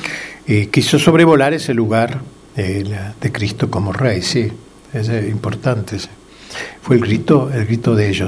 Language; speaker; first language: Spanish; native; Spanish